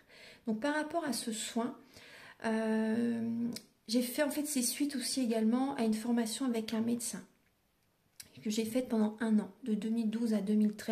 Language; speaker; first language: French; native; French